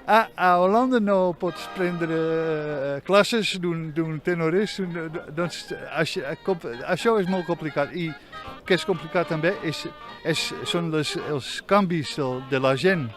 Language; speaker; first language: Catalan; non-native, fluent; Dutch